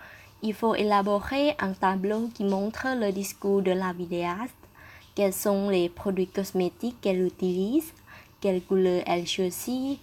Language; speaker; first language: French; non-native, fluent; Thai